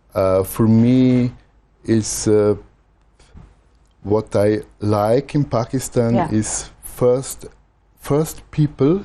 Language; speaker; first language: English; non-native, learner; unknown